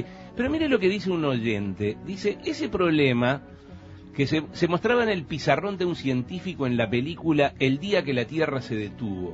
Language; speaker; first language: Spanish; native; Spanish